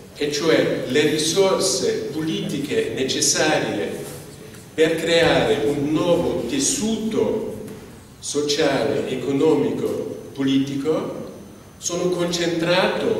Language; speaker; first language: Italian; non-native, fluent; German